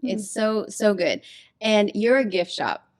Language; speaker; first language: English; native; English